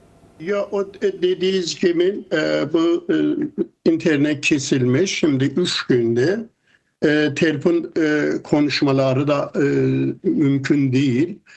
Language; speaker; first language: Turkish; non-native, fluent; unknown